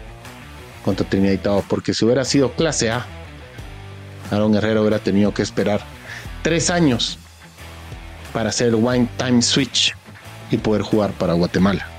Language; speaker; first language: Spanish; native; Spanish